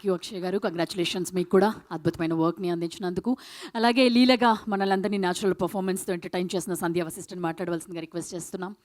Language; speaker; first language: Telugu; native; Telugu